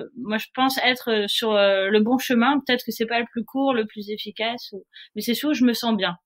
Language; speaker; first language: French; native; French